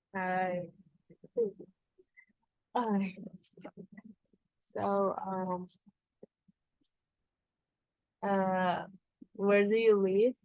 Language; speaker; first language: English; non-native, learner; Spanish